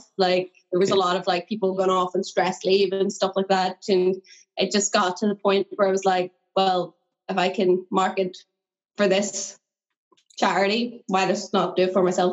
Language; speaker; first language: English; native; English